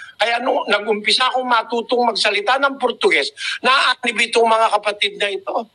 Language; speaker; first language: Filipino; native; Filipino